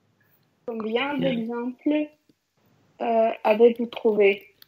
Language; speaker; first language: French; non-native, learner; Russian